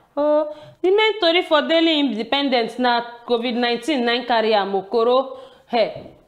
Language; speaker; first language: Nigerian Pidgin; non-native, local second language; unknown